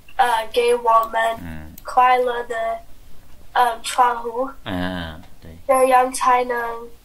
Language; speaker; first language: Chinese; non-native, learner; English